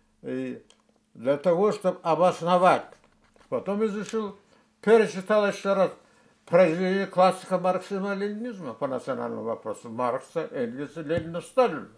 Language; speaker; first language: Russian; non-native, local second language; Karachay-Balkar